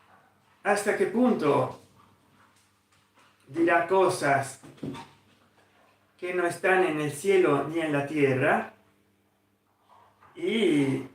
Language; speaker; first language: Spanish; non-native, fluent; Italian